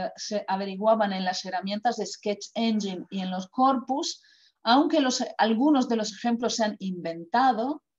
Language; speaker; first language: Spanish; non-native, fluent; Croatian